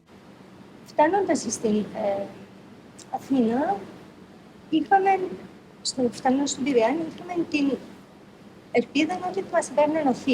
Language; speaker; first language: Greek; native; Greek